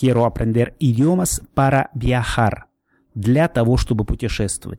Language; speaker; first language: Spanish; non-native, fluent; Russian